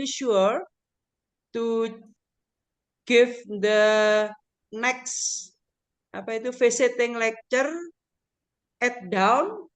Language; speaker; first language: English; non-native, learner; Indonesian